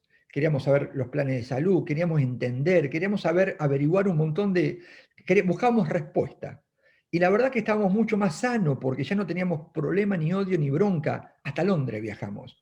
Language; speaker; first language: Spanish; native; Spanish